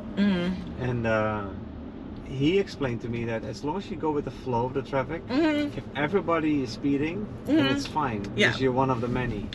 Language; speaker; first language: English; non-native, fluent; Dutch